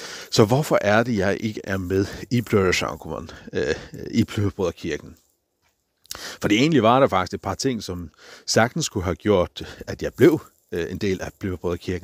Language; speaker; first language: Danish; non-native, local second language; Faroese